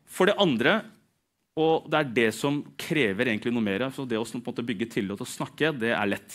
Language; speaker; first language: Norwegian; early bilingual, other home language; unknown